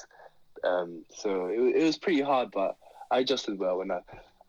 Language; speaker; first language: English; native; English